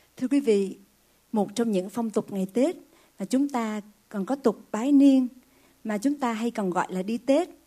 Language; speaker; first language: Vietnamese; native; Vietnamese